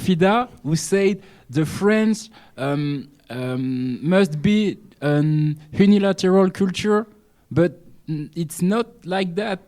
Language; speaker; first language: English; non-native, learner; French